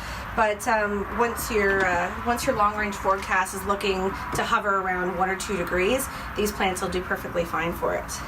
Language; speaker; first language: English; native; English